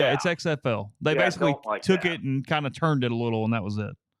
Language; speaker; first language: English; native; English